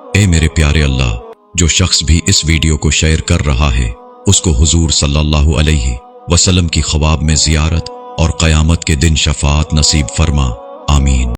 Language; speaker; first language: Urdu; non-native, local second language; Punjabi